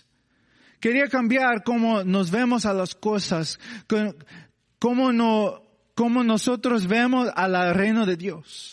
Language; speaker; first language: Spanish; non-native, learner; English